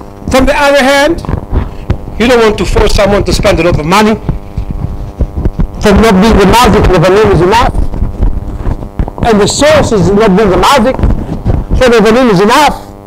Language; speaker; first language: English; non-native, learner; Hebrew